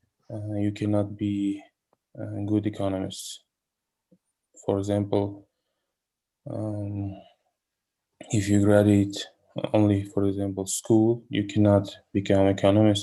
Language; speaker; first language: English; non-native, learner; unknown